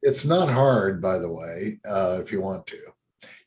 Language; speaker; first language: English; native; English